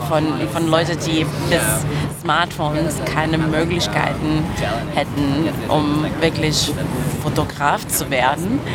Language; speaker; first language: German; non-native, fluent; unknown